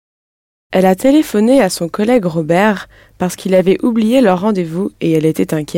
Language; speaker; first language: French; non-native, learner; English